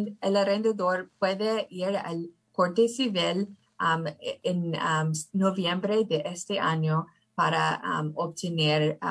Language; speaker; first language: Spanish; early bilingual, heritage; English